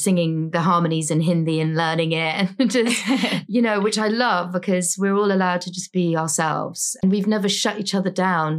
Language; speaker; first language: English; native; English